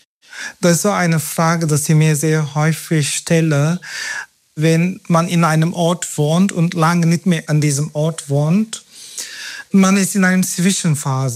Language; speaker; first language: German; non-native, fluent; Turkish